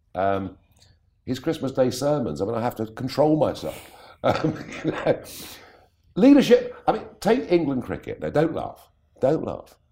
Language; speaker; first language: English; native; English